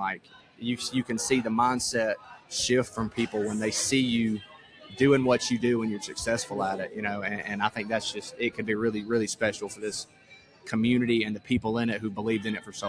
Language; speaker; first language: English; native; English